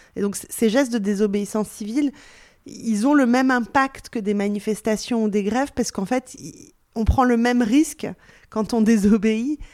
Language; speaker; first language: French; native; French